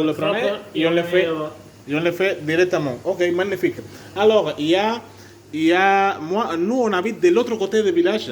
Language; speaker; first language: French; non-native, fluent; Spanish